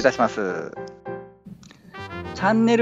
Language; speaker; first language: Japanese; native; Japanese